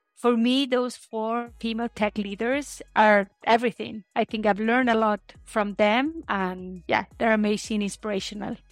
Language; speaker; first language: English; non-native, fluent; Spanish